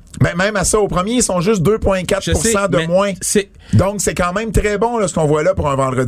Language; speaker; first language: French; native; French